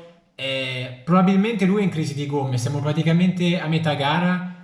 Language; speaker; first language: Italian; native; Italian